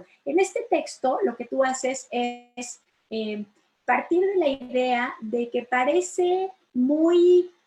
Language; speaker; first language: Spanish; native; Spanish